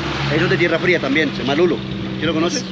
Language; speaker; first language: Spanish; native; Spanish